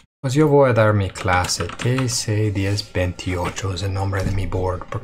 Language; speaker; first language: Spanish; non-native, fluent; English